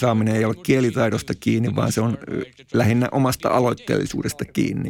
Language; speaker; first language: Finnish; native; Finnish